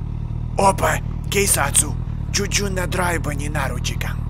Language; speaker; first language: Japanese; non-native, learner; Russian